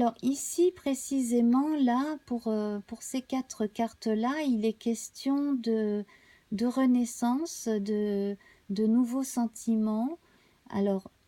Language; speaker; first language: French; native; French